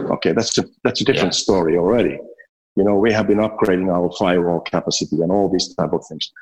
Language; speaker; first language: English; non-native, fluent; Finnish